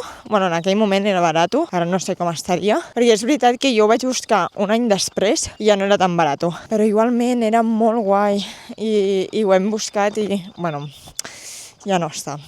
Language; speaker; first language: Catalan; native; Catalan